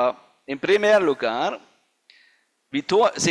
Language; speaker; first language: Spanish; non-native, fluent; German